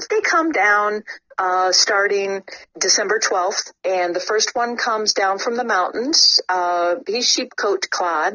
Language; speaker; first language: English; native; English